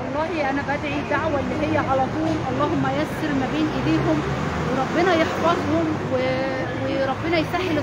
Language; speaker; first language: Arabic; native; Arabic